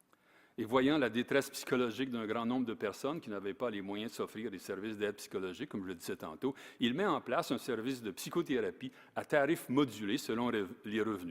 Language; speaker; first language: French; native; French